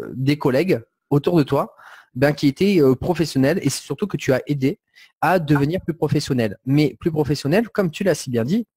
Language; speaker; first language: French; native; French